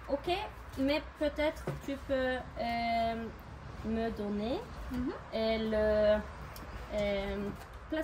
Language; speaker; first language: French; non-native, learner; Norwegian